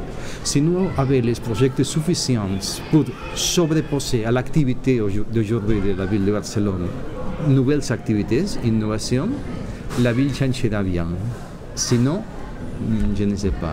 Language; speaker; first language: French; non-native, learner; Catalan